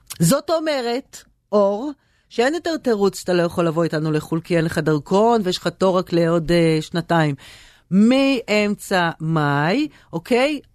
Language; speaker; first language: Hebrew; native; Hebrew